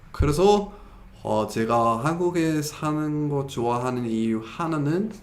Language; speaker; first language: Korean; non-native, fluent; English